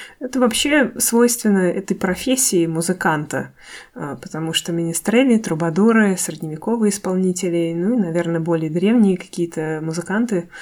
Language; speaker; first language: Russian; native; Russian